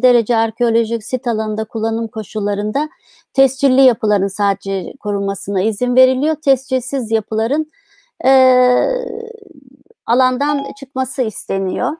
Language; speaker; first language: Turkish; native; Turkish